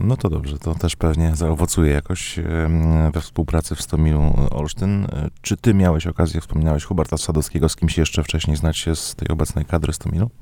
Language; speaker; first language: Polish; native; Polish